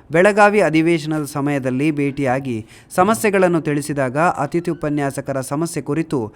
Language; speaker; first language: Kannada; native; Kannada